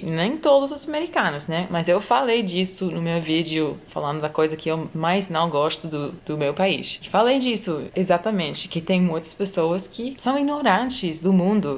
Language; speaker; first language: Portuguese; non-native, fluent; English